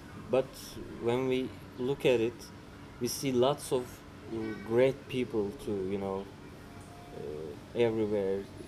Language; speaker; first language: English; non-native, fluent; Turkish